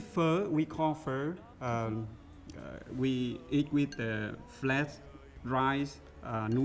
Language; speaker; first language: English; non-native, learner; Vietnamese